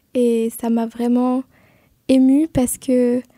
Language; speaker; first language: French; native; French